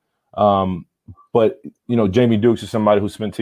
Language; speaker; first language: English; native; English